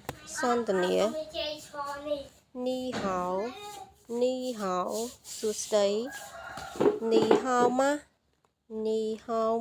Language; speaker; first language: Chinese; non-native, learner; Khmer